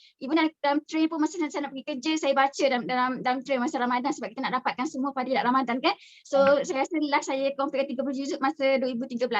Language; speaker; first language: Malay; native; Malay